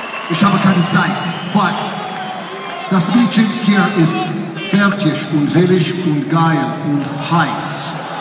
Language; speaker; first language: German; non-native, learner; English